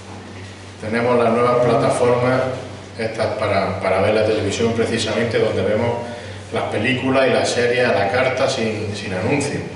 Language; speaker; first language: Spanish; native; Spanish